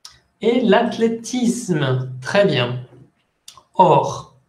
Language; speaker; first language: French; non-native, fluent; Spanish